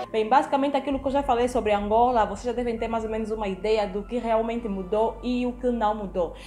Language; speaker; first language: Portuguese; native; Portuguese